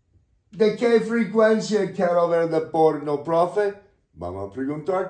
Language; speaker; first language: Spanish; non-native, learner; English